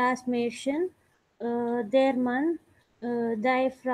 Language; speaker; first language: German; non-native, learner; Telugu